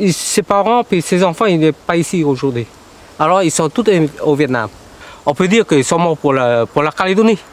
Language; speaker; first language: French; early bilingual, other home language; Vietnamese